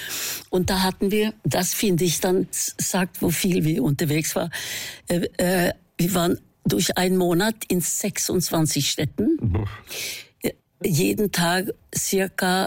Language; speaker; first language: German; non-native, fluent; Norwegian